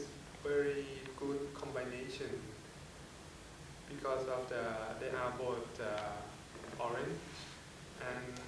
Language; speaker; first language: English; non-native, fluent; Thai